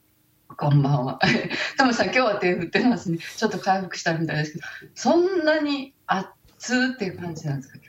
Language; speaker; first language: Japanese; native; Japanese